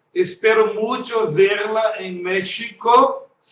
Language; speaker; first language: Spanish; non-native, learner; Portuguese